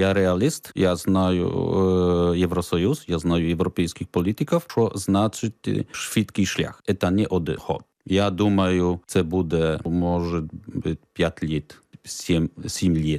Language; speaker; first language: Ukrainian; non-native, learner; Polish